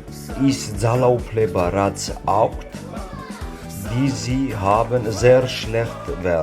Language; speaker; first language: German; non-native, learner; Georgian